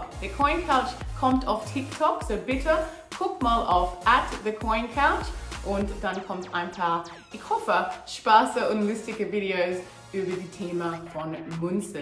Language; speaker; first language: German; non-native, learner; English